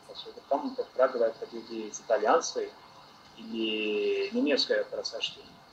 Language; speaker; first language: Russian; non-native, fluent; Portuguese